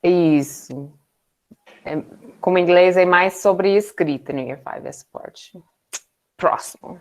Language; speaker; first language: Portuguese; non-native, learner; English